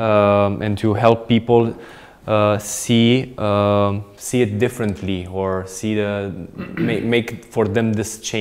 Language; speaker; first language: English; non-native, fluent; Romanian